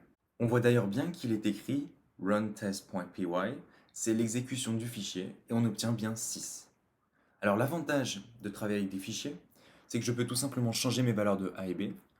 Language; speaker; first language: French; native; French